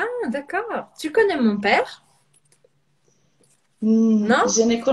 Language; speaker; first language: French; non-native, fluent; Portuguese